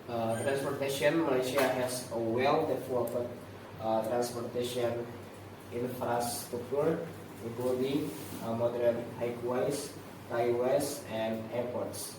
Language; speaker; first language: English; non-native, learner; Indonesian